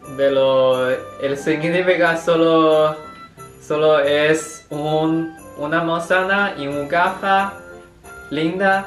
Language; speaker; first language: Spanish; non-native, learner; Chinese